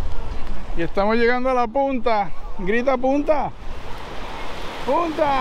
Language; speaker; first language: Spanish; native; Spanish